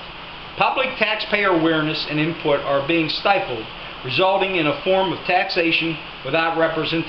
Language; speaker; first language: English; native; English